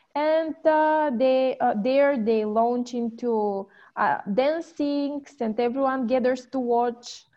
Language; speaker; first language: English; non-native, fluent; Bulgarian